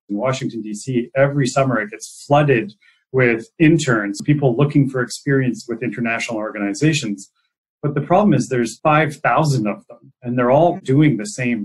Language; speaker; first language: English; native; English